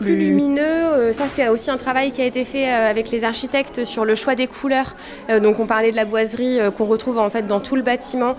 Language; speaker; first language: French; native; French